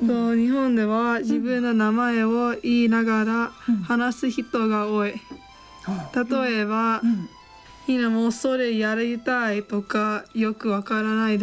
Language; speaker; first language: Japanese; non-native, learner; English